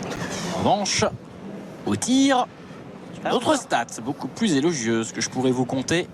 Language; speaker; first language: French; native; French